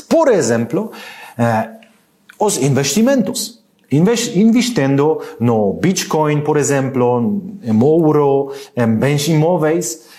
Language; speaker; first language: Portuguese; non-native, learner; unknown